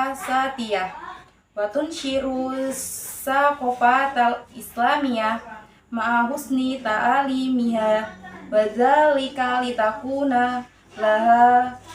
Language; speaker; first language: Arabic; non-native, learner; Indonesian